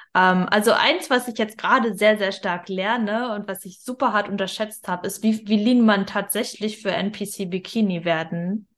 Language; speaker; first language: German; native; German